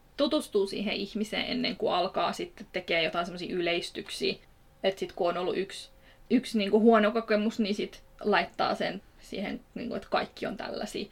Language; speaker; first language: Finnish; early bilingual, other home language; Kurdish